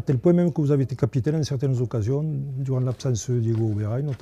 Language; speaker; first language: French; native; French